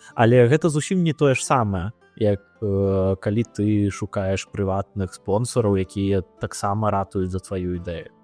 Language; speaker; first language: Belarusian; non-native, local second language; Russian